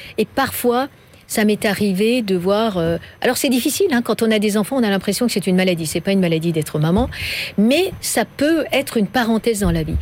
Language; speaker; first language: French; non-native, fluent; Persian